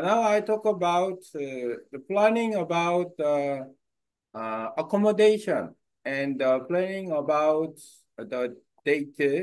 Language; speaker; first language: English; non-native, learner; Korean